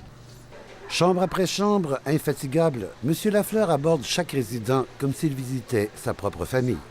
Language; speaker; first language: French; native; French